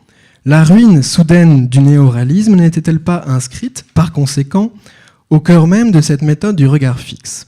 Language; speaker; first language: French; native; French